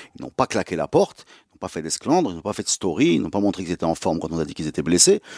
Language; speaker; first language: French; non-native, local second language; Arabic